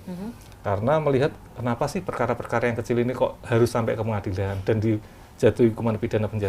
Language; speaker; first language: Indonesian; native; Indonesian